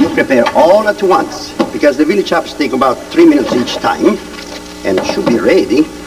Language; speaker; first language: English; non-native, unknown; Italian